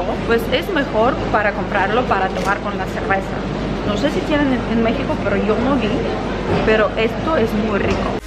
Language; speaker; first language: Spanish; non-native, fluent; Ukrainian